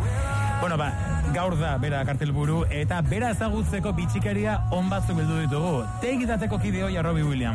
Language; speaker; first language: Basque; native; Basque